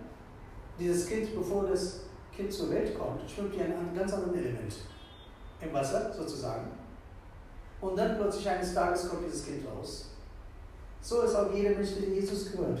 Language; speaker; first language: German; non-native, fluent; Tamil